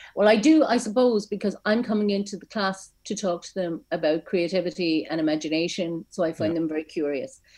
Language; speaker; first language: English; native; English